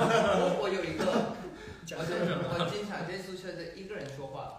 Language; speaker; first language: Chinese; non-native, fluent; Thai